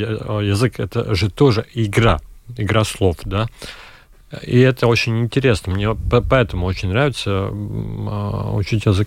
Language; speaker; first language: Russian; non-native, local second language; Latvian